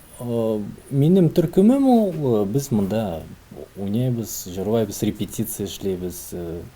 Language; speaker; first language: Tatar; early bilingual, heritage; Tatar